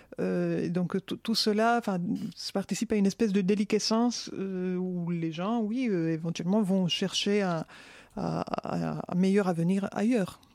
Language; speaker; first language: French; non-native, fluent; Spanish